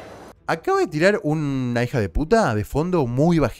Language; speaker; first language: Spanish; native; Spanish